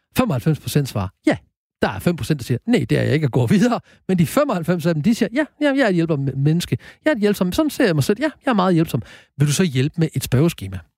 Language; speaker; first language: Danish; native; Danish